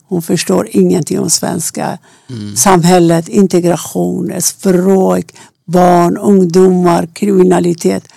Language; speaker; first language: Swedish; non-native, fluent; Persian